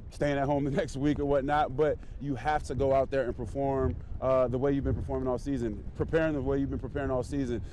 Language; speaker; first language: English; native; English